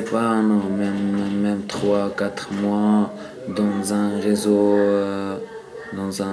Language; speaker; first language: French; non-native, learner; Arabic